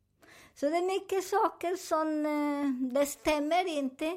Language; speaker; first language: Swedish; non-native, learner; Spanish